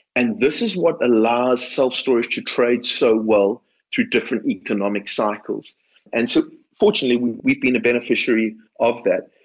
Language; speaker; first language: English; native; English